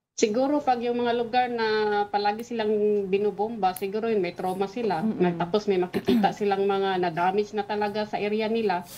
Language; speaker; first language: Filipino; non-native, local second language; Cebuano